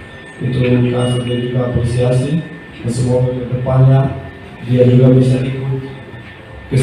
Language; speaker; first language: Indonesian; non-native, learner; Dutch